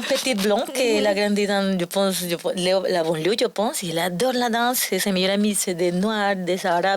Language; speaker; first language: French; non-native, learner; Spanish